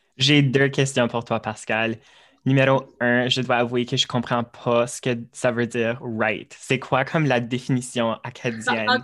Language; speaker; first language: French; native; French